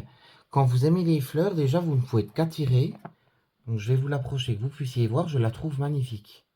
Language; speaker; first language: French; native; French